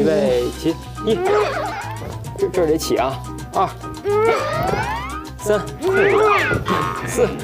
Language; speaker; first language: Chinese; native; Chinese